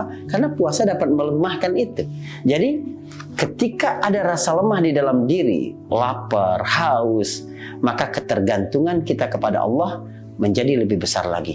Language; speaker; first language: Indonesian; native; Indonesian